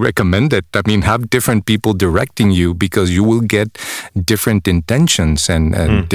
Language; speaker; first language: English; non-native, fluent; Spanish